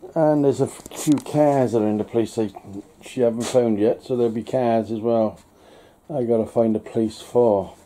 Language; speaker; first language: English; native; English